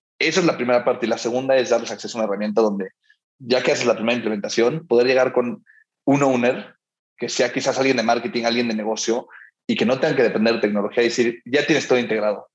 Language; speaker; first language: Spanish; early bilingual, heritage; Spanish